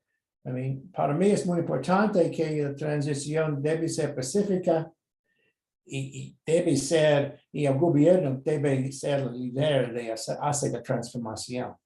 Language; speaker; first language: Spanish; non-native, fluent; English